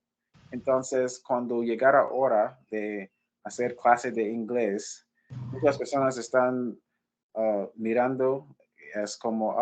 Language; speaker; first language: Spanish; non-native, learner; English